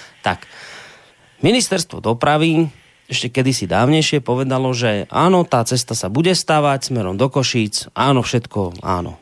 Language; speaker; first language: Slovak; native; Slovak